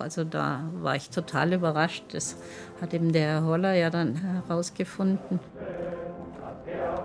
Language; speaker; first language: German; native; German